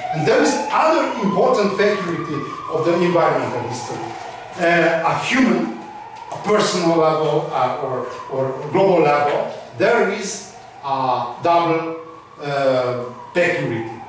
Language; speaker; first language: English; non-native, learner; Hungarian